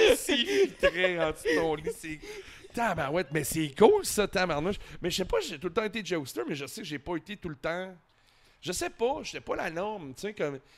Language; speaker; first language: French; native; French